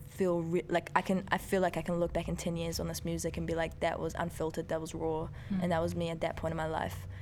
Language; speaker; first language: English; early bilingual, other home language; Persian